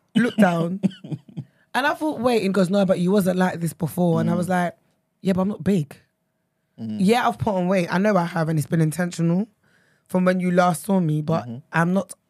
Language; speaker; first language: English; early bilingual, other home language; Akan